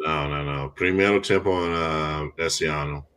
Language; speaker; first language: Portuguese; non-native, learner; English